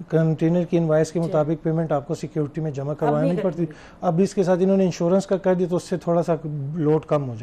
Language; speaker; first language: Urdu; native; Urdu